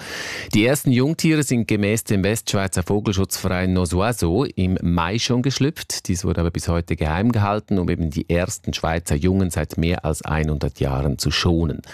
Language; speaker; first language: German; native; German